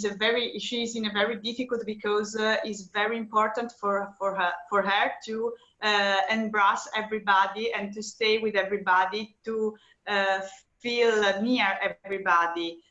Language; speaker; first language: English; non-native, fluent; Italian